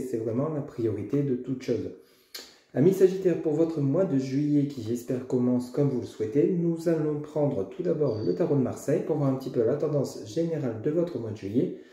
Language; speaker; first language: French; native; French